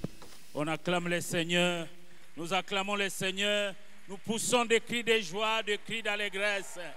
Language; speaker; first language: French; non-native, local second language; Lingala